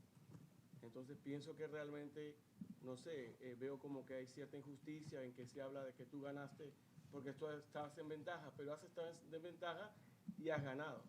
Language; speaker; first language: Spanish; native; Spanish